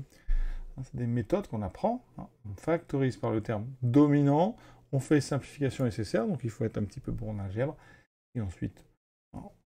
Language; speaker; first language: French; native; French